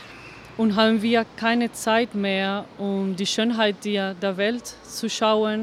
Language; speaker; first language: German; non-native, fluent; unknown